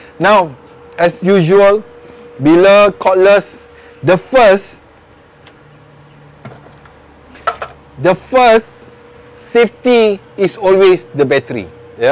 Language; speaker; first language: English; non-native, local second language; Malay